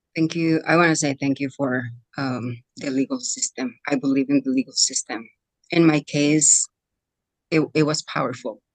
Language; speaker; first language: English; non-native, fluent; Spanish